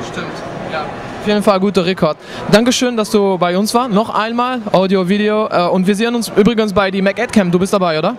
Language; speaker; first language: German; non-native, fluent; French